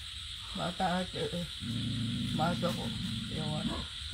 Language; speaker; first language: Indonesian; non-native, local second language; Hakka Chinese